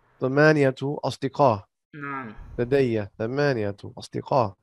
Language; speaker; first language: Arabic; non-native, learner; English